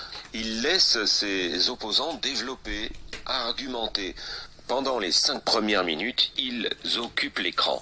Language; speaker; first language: French; native; French